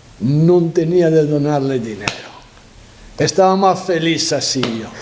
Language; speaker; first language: Spanish; non-native, learner; Italian